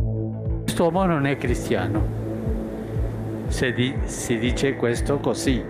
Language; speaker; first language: Italian; non-native, fluent; Spanish